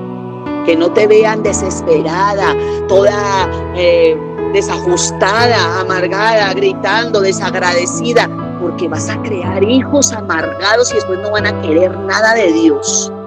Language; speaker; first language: Spanish; native; Spanish